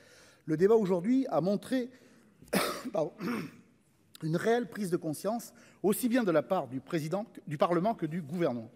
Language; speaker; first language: French; native; French